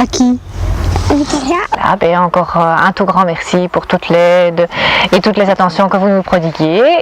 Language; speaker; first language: French; native; French